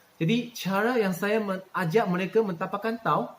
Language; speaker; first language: Malay; non-native, local second language; Chinese